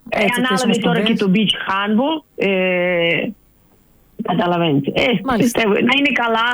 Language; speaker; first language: Greek; non-native, learner; Russian